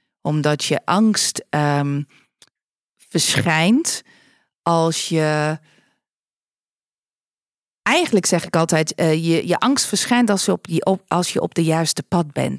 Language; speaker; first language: Dutch; non-native, fluent; English